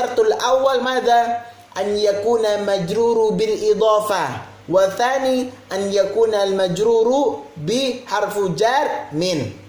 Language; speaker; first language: Arabic; non-native, fluent; Indonesian